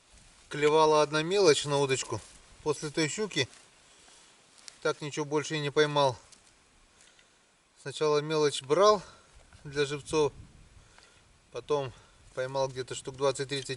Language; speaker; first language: Russian; native; Russian